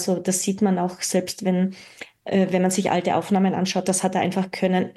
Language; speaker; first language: German; native; German